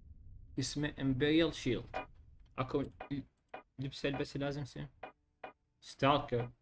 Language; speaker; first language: Arabic; native; Arabic